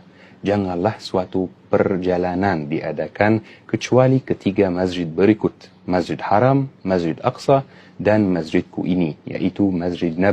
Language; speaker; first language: Indonesian; non-native, fluent; Arabic